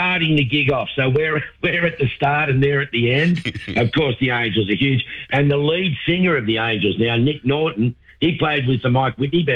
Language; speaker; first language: English; native; English